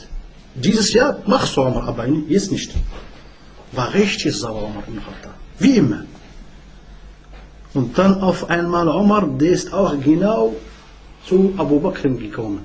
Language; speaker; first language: German; non-native, learner; Arabic